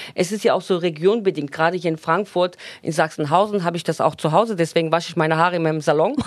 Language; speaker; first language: German; non-native, fluent; Turkish